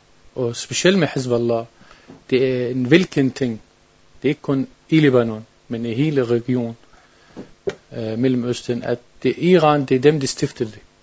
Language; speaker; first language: Danish; non-native, learner; Arabic